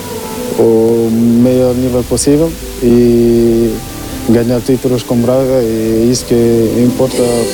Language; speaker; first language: Portuguese; non-native, fluent; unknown